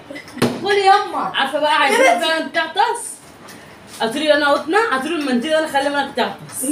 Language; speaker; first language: Arabic; native; Arabic